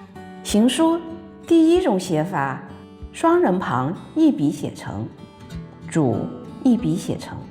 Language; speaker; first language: Chinese; native; Chinese